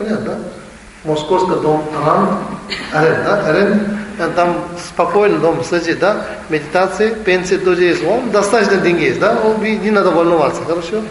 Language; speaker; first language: Russian; non-native, learner; Tibetan